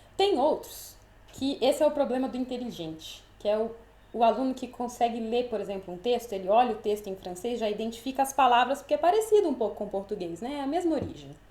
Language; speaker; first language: Portuguese; native; Portuguese